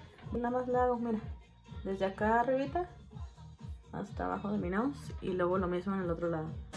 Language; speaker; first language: Spanish; early bilingual, heritage; Spanish